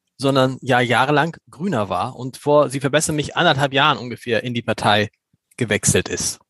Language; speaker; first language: German; native; German